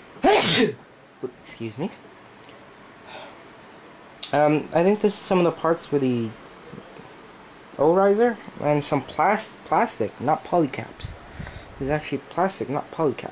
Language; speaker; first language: English; native; English